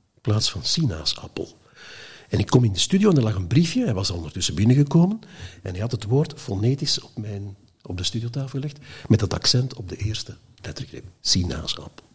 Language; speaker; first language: Dutch; native; Dutch